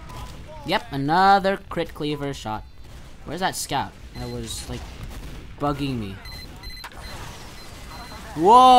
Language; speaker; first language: English; native; English